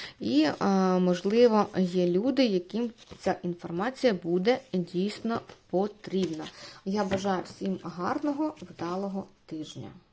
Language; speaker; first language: Ukrainian; non-native, local second language; Russian